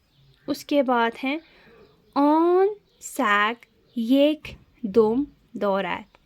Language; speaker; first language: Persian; non-native, learner; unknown